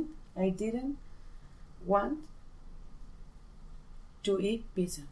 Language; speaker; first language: English; non-native, learner; Spanish